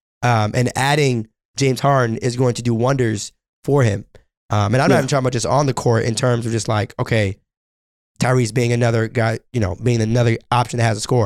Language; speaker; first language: English; native; English